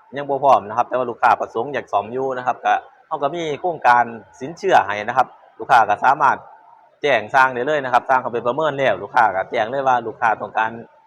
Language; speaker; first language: Thai; native; Thai